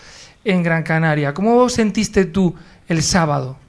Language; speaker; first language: Spanish; native; Spanish